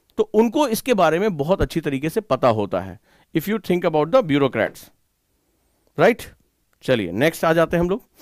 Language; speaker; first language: Hindi; native; Hindi